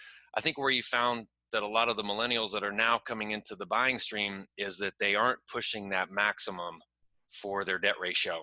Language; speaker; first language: English; native; English